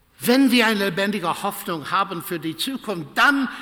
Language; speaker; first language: German; non-native, fluent; English